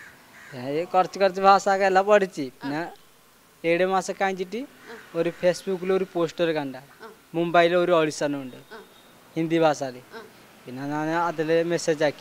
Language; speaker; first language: Malayalam; non-native, local second language; Odia